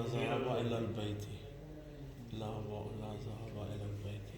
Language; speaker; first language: Arabic; non-native, learner; Urdu